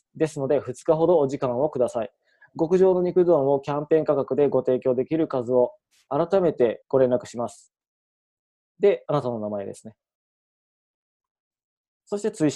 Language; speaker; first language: Japanese; native; Japanese